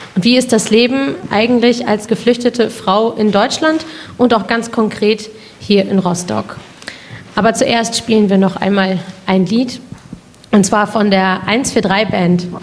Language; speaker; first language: German; native; German